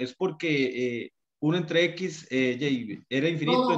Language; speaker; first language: Spanish; native; Spanish